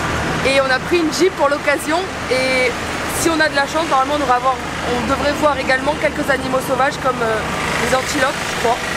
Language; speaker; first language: French; native; French